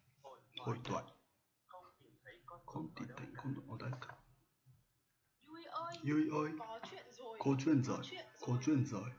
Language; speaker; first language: Vietnamese; non-native, learner; Japanese